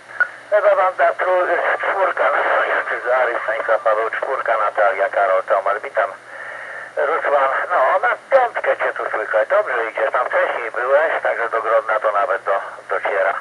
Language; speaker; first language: Polish; native; Polish